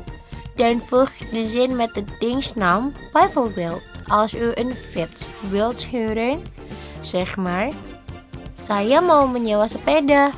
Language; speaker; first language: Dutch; non-native, learner; Indonesian